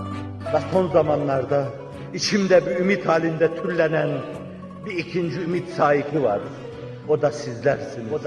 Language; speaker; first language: Turkish; native; Turkish